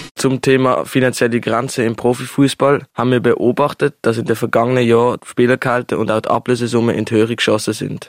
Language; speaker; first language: German; native; German